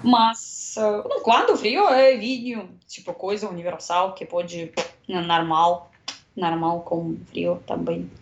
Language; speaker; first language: Portuguese; non-native, learner; Russian